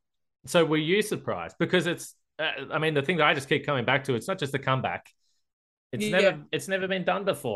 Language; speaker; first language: English; native; English